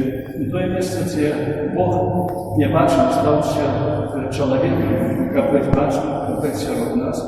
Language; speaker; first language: Polish; non-native, fluent; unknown